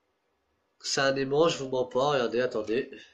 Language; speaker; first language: French; native; French